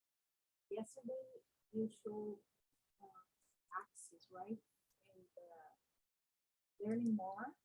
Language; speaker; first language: English; non-native, learner; Portuguese